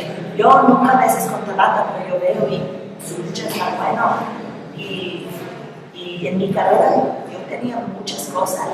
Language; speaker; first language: Spanish; non-native, learner; English